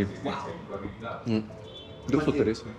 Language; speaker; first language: Spanish; non-native, learner; French